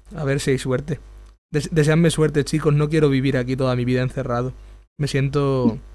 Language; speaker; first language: Spanish; native; Spanish